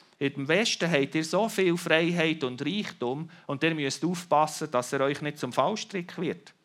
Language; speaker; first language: German; native; German